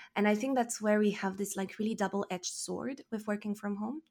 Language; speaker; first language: English; non-native, fluent; French